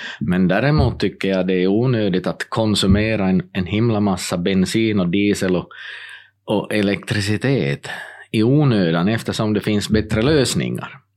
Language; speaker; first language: Swedish; native; Swedish